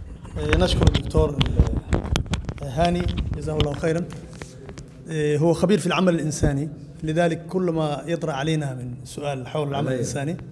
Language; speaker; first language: Arabic; non-native, local second language; Somali